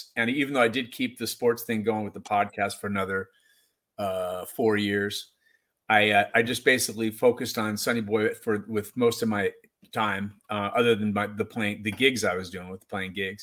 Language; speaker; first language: English; native; English